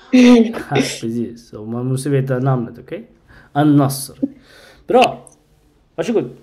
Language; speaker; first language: Swedish; non-native, learner; Arabic